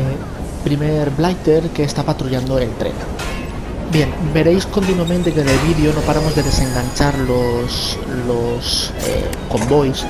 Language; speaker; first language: Spanish; native; Spanish